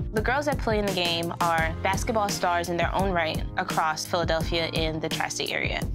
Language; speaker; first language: English; native; English